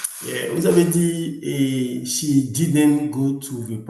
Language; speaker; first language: English; non-native, learner; French